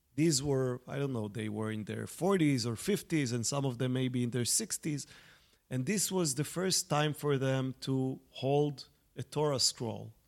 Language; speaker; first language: English; non-native, fluent; Hebrew